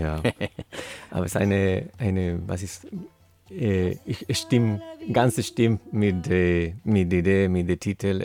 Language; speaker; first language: German; non-native, learner; Spanish